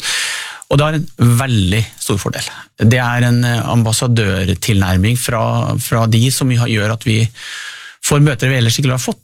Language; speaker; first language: Norwegian; native; Norwegian